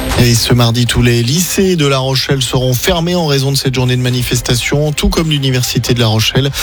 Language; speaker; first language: French; native; French